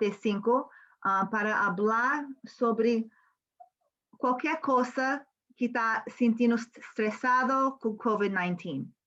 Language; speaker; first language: Spanish; non-native, learner; English